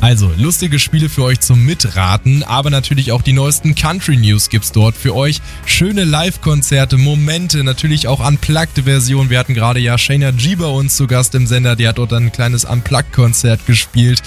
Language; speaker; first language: German; native; German